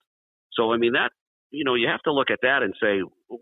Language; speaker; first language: English; native; English